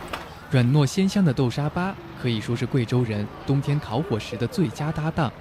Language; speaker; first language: Chinese; native; Chinese